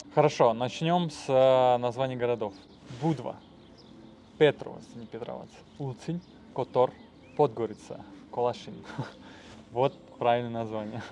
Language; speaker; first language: Russian; non-native, fluent; Serbian